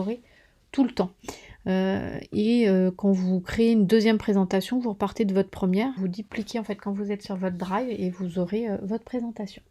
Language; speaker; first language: French; native; French